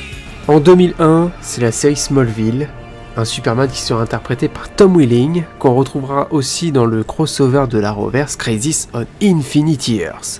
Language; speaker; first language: French; native; French